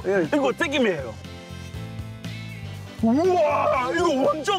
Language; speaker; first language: Korean; non-native, fluent; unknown